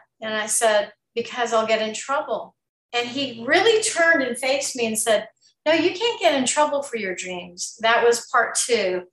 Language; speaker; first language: English; native; English